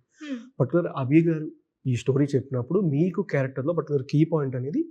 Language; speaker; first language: Telugu; native; Telugu